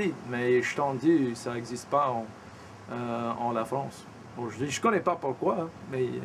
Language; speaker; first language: French; early bilingual, heritage; French